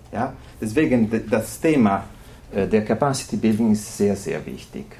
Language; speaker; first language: German; non-native, fluent; Italian